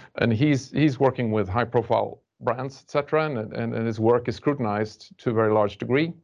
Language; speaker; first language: English; non-native, fluent; Swedish